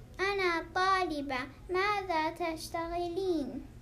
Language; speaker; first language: Arabic; non-native, learner; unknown